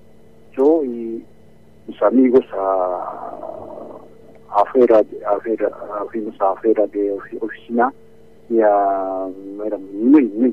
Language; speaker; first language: Spanish; non-native, learner; Japanese